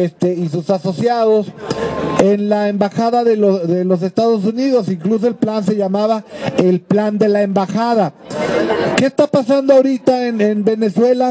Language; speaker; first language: Spanish; native; Spanish